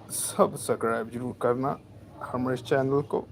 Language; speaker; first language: Hindi; non-native, local second language; Punjabi